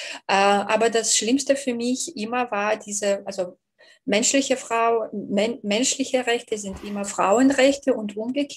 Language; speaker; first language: German; non-native, fluent; Belarusian